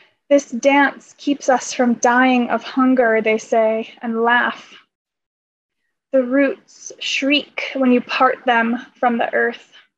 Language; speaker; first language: English; native; English